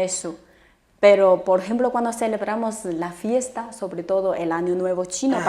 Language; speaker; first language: Spanish; non-native, fluent; Chinese